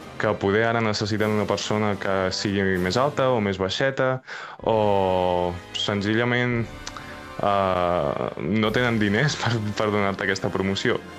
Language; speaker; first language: Catalan; native; Catalan